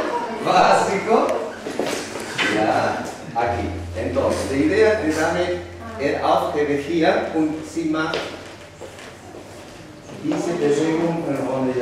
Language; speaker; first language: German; non-native, learner; Spanish